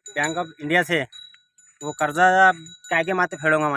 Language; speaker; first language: Hindi; non-native, local second language; Marathi